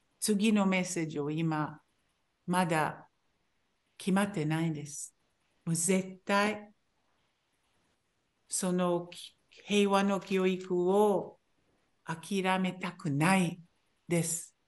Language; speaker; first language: Japanese; non-native, fluent; Hebrew